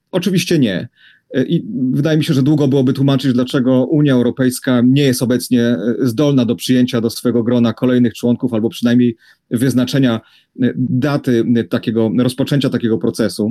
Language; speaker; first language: Polish; native; Polish